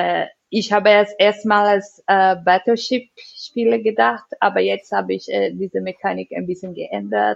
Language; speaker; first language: German; non-native, fluent; Portuguese